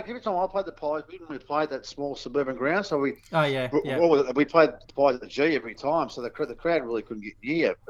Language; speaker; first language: English; native; English